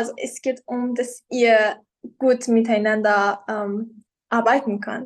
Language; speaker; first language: German; non-native, fluent; Persian